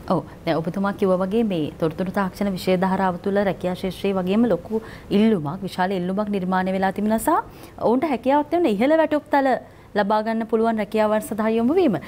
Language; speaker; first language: Sinhala; native; Sinhala